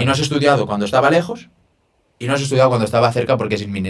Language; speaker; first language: Spanish; native; Spanish